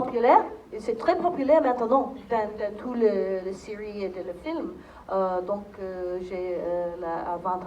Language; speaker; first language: French; non-native, learner; English